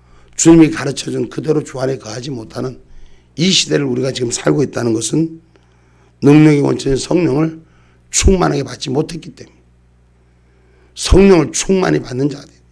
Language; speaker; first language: Korean; native; Korean